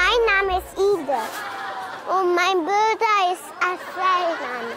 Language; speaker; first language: German; early bilingual, other home language; Korean